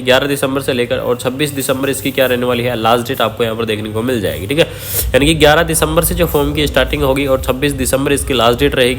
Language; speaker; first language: Hindi; native; Hindi